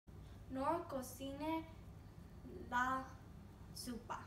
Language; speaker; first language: Spanish; non-native, learner; English